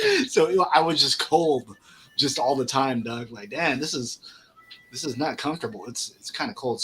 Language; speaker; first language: English; native; English